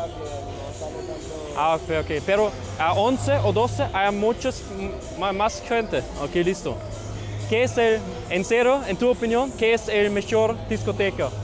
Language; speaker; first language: Spanish; non-native, learner; German